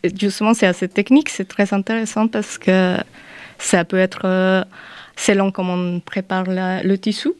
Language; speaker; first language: French; non-native, fluent; Spanish